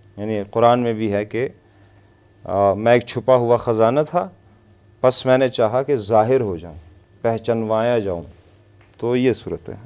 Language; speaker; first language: Urdu; non-native, local second language; Persian